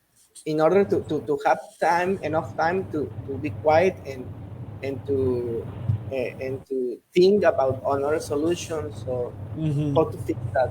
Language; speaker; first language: English; non-native, learner; Spanish